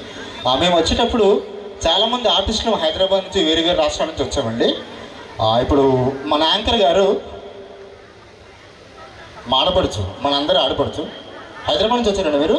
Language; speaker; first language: Telugu; native; Telugu